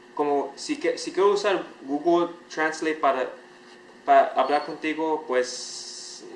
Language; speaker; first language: Spanish; non-native, learner; English